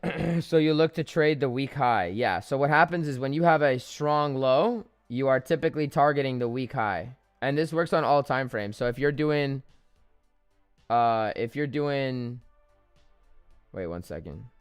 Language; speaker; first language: English; native; English